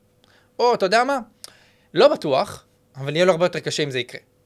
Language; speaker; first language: Hebrew; native; Hebrew